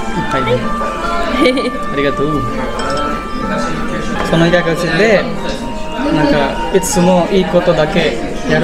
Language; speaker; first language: Japanese; non-native, fluent; Indonesian